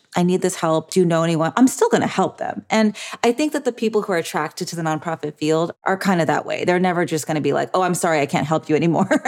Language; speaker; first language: English; native; English